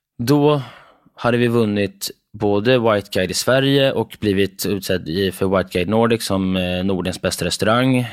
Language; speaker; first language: Swedish; native; Swedish